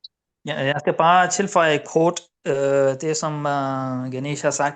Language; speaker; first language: Danish; non-native, fluent; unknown